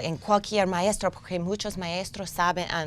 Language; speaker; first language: Spanish; non-native, learner; English